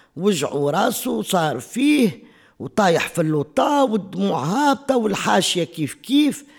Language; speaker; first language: Arabic; native; Arabic